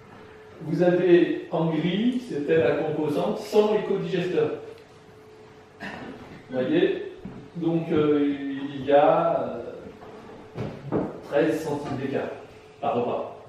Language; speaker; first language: French; native; French